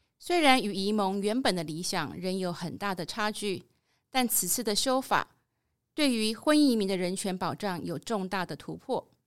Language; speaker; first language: Chinese; native; Chinese